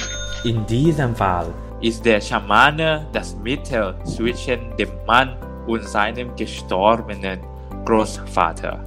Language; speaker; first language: German; non-native, learner; Thai